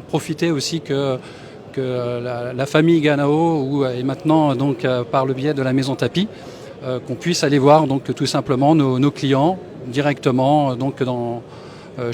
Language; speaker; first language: French; native; French